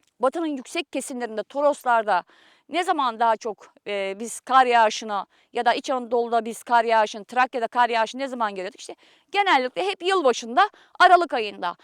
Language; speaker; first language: Turkish; native; Turkish